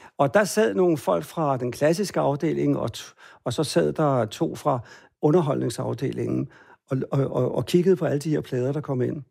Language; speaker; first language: Danish; native; Danish